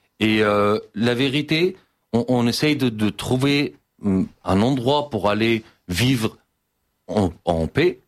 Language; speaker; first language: French; non-native, fluent; Arabic